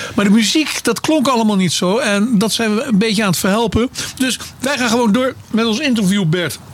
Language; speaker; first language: Dutch; native; Dutch